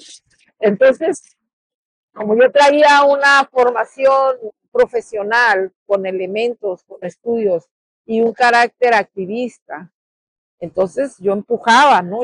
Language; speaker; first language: Spanish; native; Spanish